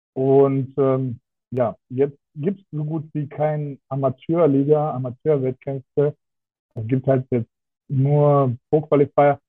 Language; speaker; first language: German; non-native, fluent; Russian